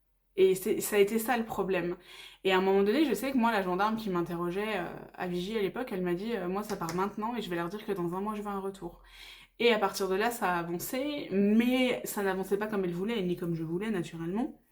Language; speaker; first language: French; native; French